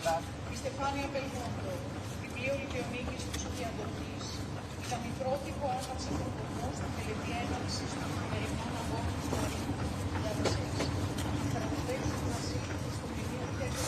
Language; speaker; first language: Greek; native; Greek